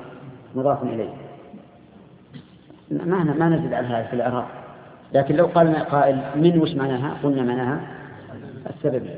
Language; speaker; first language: Arabic; native; Arabic